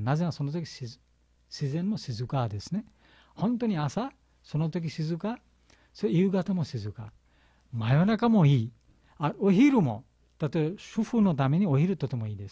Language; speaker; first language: Japanese; non-native, learner; Bangla